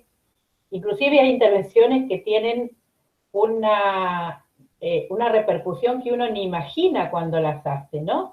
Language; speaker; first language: Spanish; native; Spanish